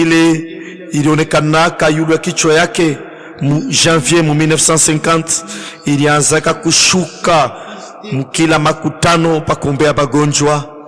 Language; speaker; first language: Swahili; native; Swahili